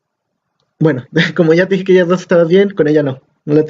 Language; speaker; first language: Spanish; native; Spanish